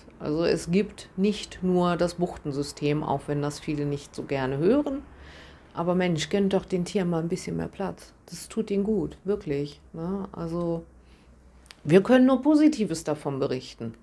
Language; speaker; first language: German; native; German